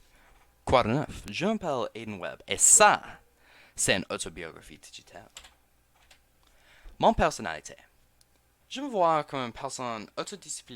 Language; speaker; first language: French; non-native, learner; English